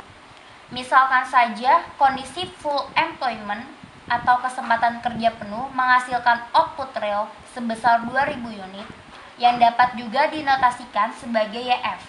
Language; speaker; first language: Indonesian; native; Indonesian